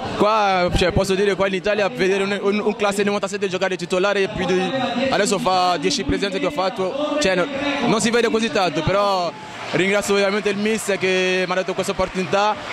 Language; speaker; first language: Italian; non-native, fluent; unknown